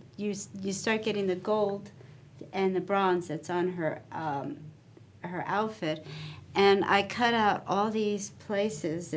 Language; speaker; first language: English; native; English